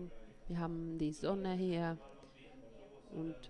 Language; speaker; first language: German; non-native, fluent; Finnish